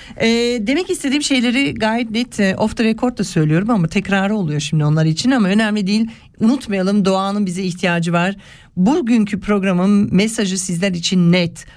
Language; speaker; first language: Turkish; early bilingual, heritage; Turkish